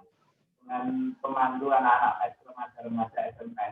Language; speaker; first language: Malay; non-native, local second language; Javanese